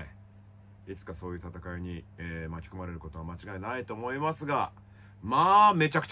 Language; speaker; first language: Japanese; native; Japanese